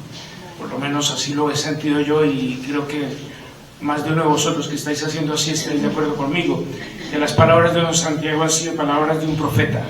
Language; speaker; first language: Spanish; native; Spanish